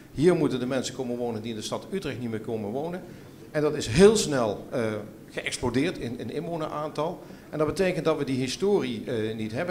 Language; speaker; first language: Dutch; native; Dutch